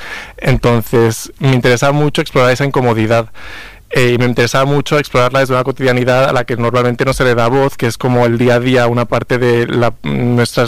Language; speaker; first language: Spanish; native; Spanish